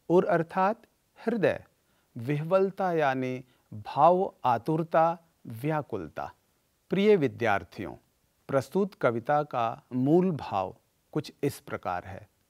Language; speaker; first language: Hindi; native; Hindi